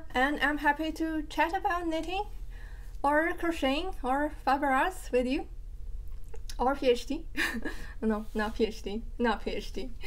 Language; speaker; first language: English; non-native, fluent; Chinese